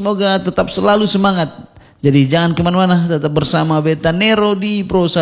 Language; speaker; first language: Indonesian; non-native, local second language; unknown